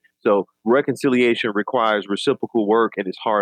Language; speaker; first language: English; native; English